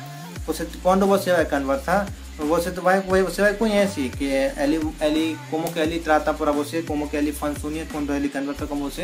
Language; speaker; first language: Portuguese; non-native, learner; Hindi